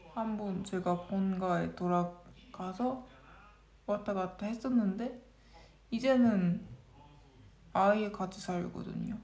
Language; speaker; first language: Korean; non-native, local second language; Japanese